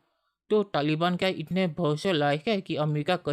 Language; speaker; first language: Hindi; native; Hindi